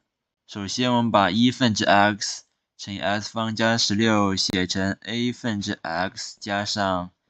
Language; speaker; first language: Chinese; native; Chinese